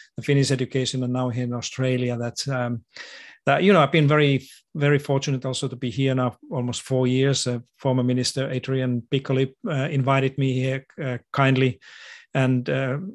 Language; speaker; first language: English; non-native, fluent; Finnish